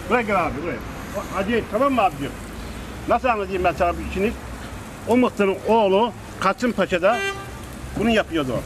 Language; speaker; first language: Turkish; native; Turkish